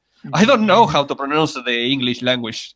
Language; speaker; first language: English; non-native, learner; Spanish